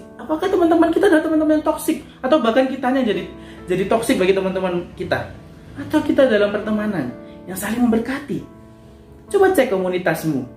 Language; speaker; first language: Indonesian; native; Indonesian